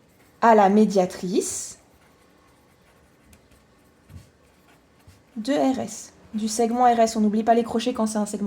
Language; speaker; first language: French; native; French